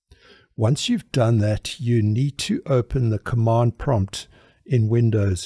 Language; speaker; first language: English; native; English